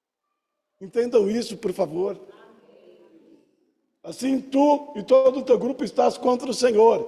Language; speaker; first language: Portuguese; native; Portuguese